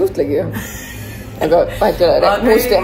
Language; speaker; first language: Estonian; native; Estonian